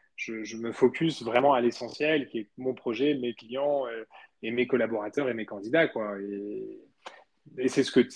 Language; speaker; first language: French; early bilingual, other home language; Spanish